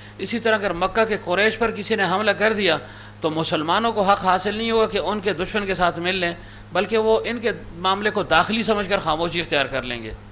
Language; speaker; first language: Urdu; non-native, local second language; Pashto